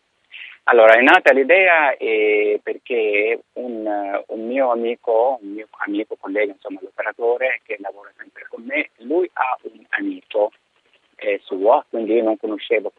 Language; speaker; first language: Italian; non-native, fluent; Arabic